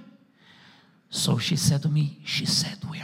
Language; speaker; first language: English; non-native, fluent; Romanian